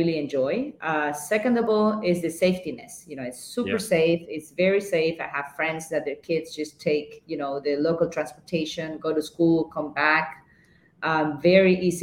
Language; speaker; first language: English; non-native, fluent; Spanish